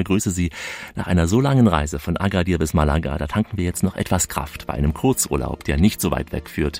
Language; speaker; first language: German; native; German